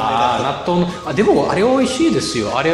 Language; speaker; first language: Japanese; non-native, fluent; Bulgarian